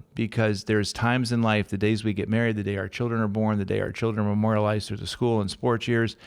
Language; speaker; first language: English; native; English